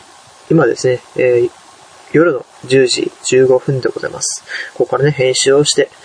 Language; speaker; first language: Japanese; native; Japanese